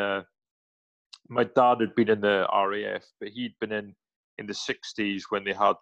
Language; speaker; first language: English; native; English